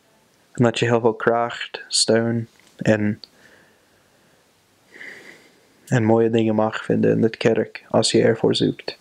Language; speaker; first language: Dutch; non-native, fluent; English